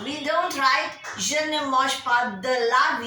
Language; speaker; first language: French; non-native, fluent; Bangla